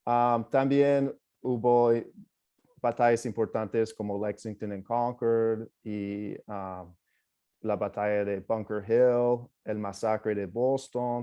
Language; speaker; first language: Spanish; non-native, fluent; English